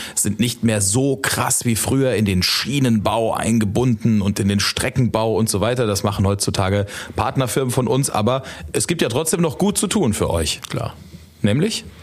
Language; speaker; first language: German; native; German